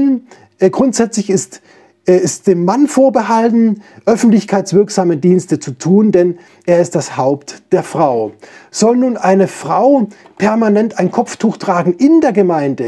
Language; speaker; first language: German; native; German